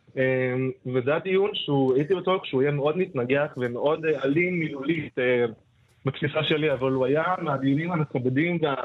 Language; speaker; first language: Hebrew; native; Hebrew